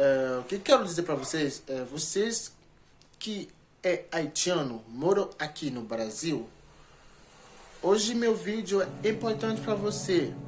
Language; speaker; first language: Portuguese; non-native, learner; Haitian Creole